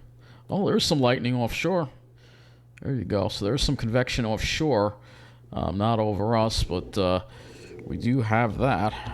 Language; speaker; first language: English; native; English